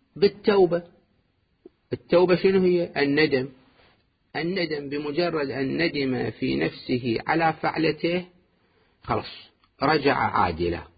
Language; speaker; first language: Arabic; native; Arabic